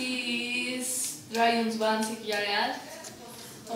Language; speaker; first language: German; non-native, learner; Spanish